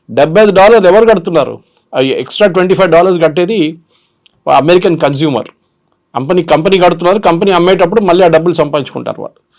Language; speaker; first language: Telugu; non-native, local second language; Malayalam